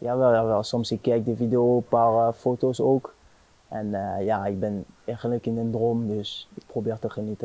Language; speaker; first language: Dutch; non-native, fluent; French